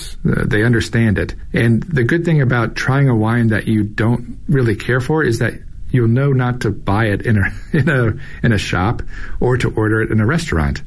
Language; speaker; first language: English; native; English